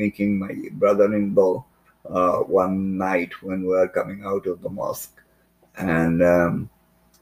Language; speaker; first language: English; non-native, local second language; Bangla